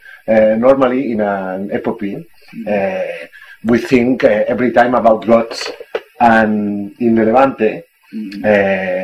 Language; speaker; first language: English; non-native, learner; Italian